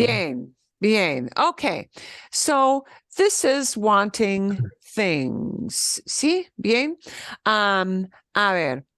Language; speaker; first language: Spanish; non-native, fluent; English